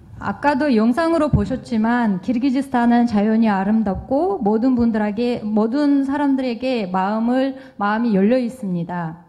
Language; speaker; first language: Korean; non-native, fluent; Kyrgyz